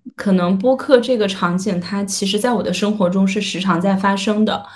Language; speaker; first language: Chinese; native; Chinese